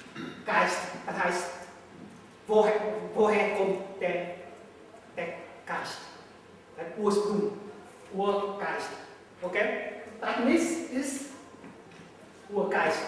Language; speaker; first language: German; non-native, learner; Vietnamese